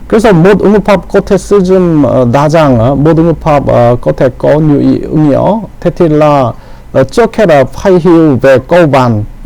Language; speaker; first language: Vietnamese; non-native, learner; Korean